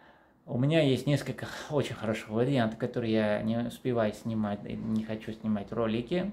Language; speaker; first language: Russian; non-native, fluent; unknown